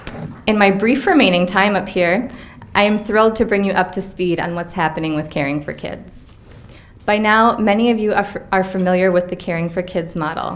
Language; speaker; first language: English; native; English